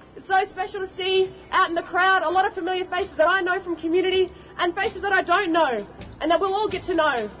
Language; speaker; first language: English; native; English